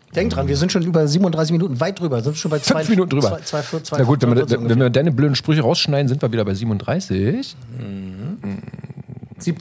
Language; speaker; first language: German; native; German